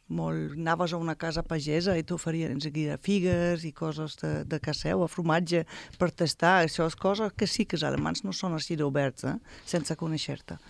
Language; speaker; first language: Catalan; non-native, fluent; German